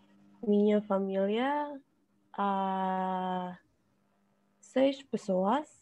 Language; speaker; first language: Portuguese; non-native, learner; Indonesian